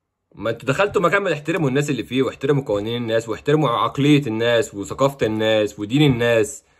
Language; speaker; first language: Arabic; native; Arabic